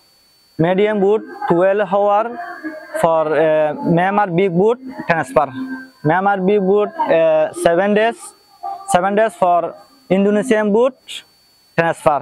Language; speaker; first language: English; non-native, learner; Rohingya